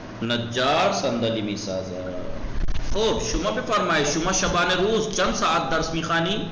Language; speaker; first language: Persian; non-native, fluent; Urdu